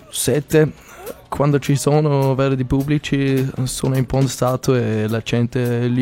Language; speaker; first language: Italian; non-native, learner; German